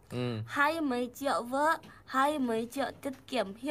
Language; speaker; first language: Vietnamese; non-native, learner; Indonesian